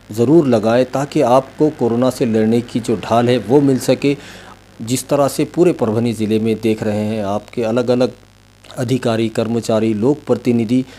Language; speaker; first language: Hindi; non-native, local second language; Urdu